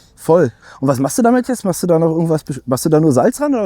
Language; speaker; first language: German; native; German